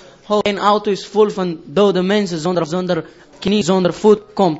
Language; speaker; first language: Dutch; non-native, learner; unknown